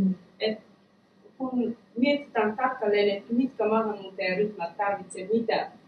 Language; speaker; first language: Finnish; non-native, fluent; Persian